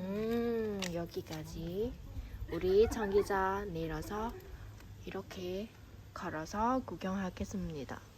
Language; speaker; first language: Korean; non-native, learner; Vietnamese